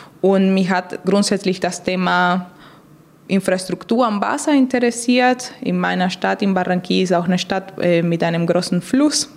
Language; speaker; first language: German; non-native, fluent; Spanish